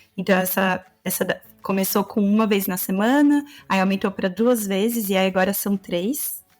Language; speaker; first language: Portuguese; native; Portuguese